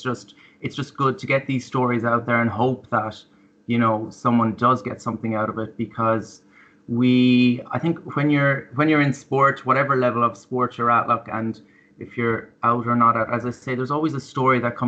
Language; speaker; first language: English; native; English